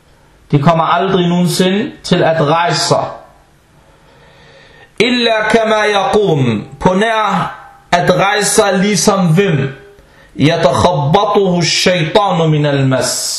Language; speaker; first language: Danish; early bilingual, other home language; Arabic